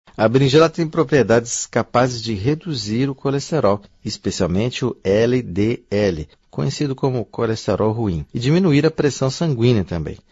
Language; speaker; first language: Portuguese; native; Portuguese